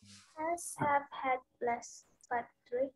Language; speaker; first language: English; non-native, learner; Burmese